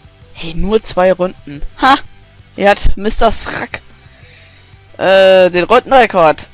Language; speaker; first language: German; native; German